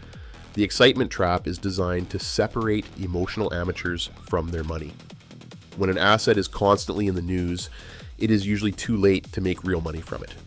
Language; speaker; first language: English; native; English